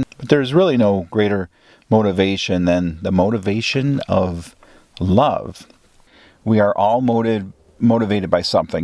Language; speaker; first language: English; native; English